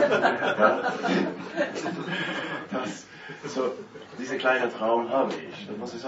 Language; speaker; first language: German; non-native, fluent; Dutch